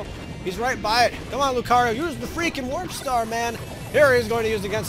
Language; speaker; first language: English; native; English